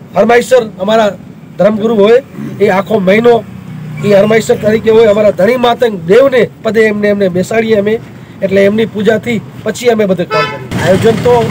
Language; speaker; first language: Gujarati; non-native, local second language; Kachhi